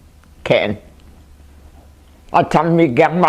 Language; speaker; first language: Hebrew; non-native, fluent; German